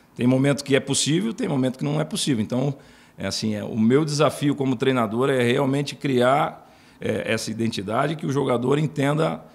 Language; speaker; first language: Portuguese; native; Portuguese